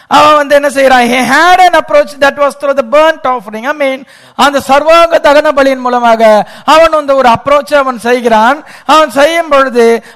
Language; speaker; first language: English; non-native, local second language; Tamil